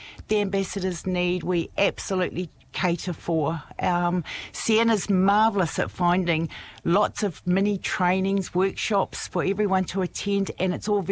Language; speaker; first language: English; native; English